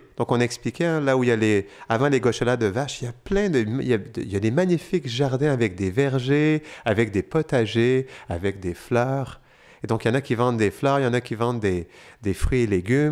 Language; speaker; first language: French; native; French